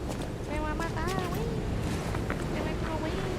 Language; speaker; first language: Spanish; native; Spanish